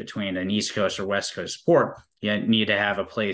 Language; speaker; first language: English; native; English